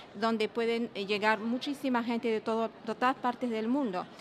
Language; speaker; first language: Spanish; non-native, fluent; Arabic